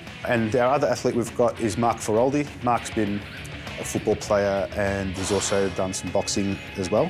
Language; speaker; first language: English; native; English